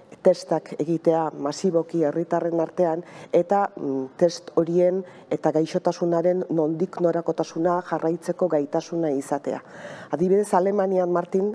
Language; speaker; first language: Basque; native; Basque